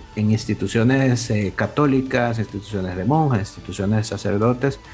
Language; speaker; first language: Spanish; native; Spanish